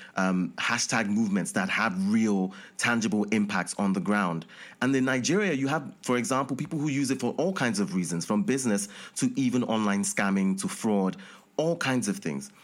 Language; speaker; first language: English; non-native, local second language; Yoruba